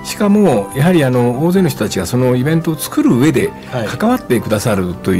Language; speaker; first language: Japanese; native; Japanese